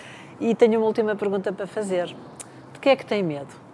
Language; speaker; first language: Portuguese; native; Portuguese